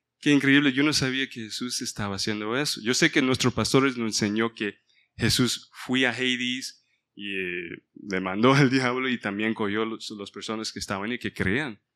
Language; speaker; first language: Spanish; early bilingual, heritage; Spanish